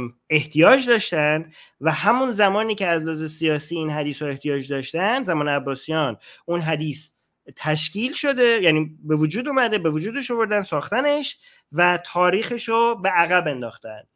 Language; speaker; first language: Persian; native; Persian